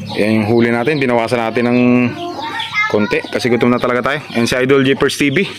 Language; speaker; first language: Filipino; native; Filipino